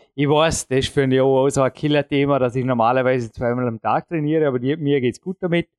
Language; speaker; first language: German; native; German